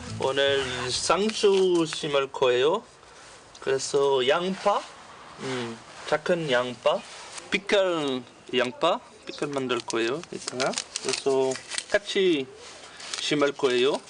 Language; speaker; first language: Korean; non-native, learner; French